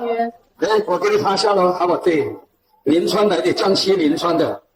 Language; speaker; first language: Chinese; native; Chinese